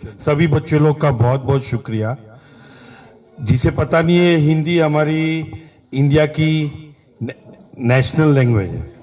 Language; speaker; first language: Hindi; non-native, local second language; Gujarati